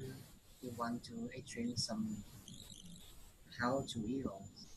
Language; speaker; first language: English; non-native, learner; Vietnamese